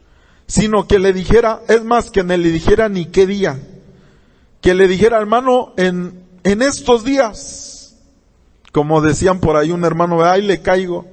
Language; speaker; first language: Spanish; native; Spanish